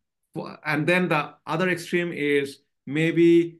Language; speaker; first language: English; non-native, local second language; Bangla